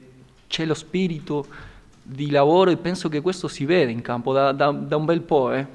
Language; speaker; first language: Italian; non-native, fluent; Spanish